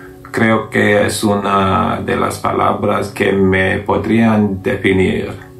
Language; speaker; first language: Spanish; non-native, learner; English